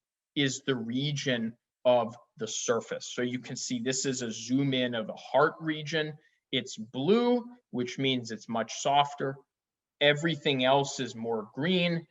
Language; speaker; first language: English; native; English